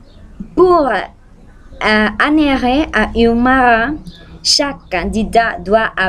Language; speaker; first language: French; non-native, learner; Spanish